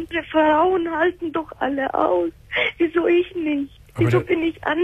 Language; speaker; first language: German; early bilingual, other home language; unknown